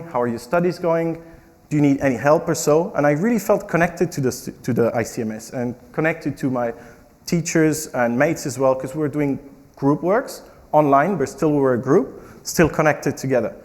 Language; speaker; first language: English; non-native, fluent; French